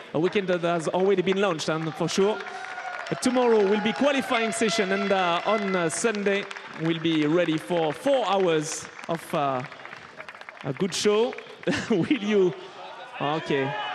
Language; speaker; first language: English; non-native, fluent; French